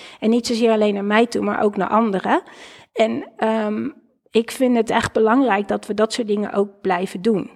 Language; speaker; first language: Dutch; native; Dutch